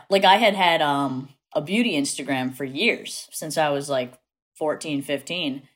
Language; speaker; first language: English; native; English